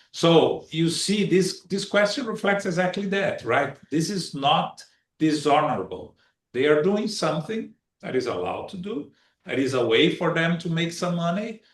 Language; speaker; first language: English; non-native, fluent; Portuguese